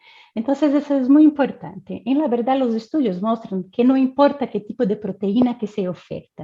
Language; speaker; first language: Spanish; non-native, fluent; Portuguese